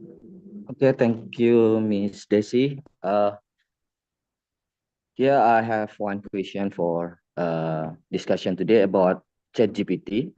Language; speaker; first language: English; non-native, fluent; Indonesian